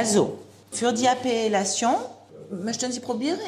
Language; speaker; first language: German; non-native, learner; French